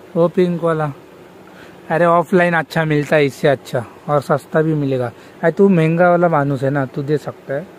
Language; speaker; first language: Hindi; non-native, local second language; Marathi